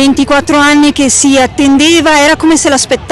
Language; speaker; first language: Italian; native; Italian